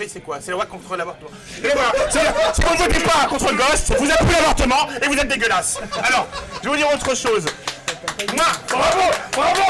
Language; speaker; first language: French; native; French